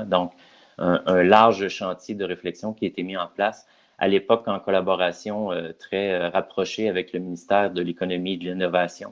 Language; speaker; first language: French; native; French